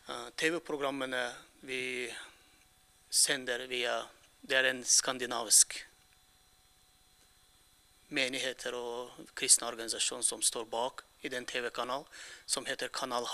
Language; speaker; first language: Norwegian; non-native, fluent; Turkmen